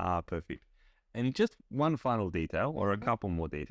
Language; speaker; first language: English; native; English